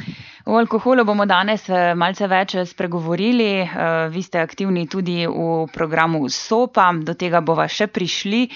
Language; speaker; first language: Slovenian; native; Slovenian